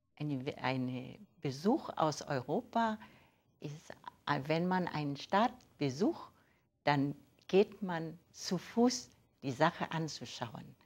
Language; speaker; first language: German; non-native, fluent; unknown